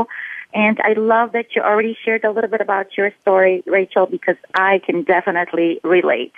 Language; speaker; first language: English; non-native, fluent; Polish